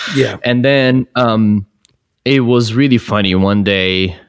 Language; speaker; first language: English; non-native, fluent; Portuguese